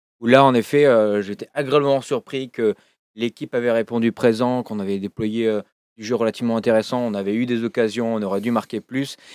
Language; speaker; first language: French; native; French